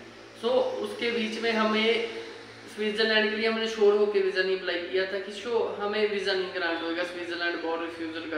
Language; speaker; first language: Hindi; non-native, local second language; Punjabi